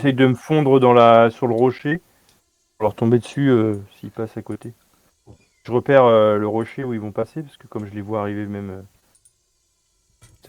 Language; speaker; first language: French; native; French